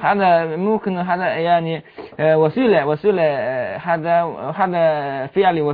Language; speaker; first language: Arabic; non-native, learner; Chinese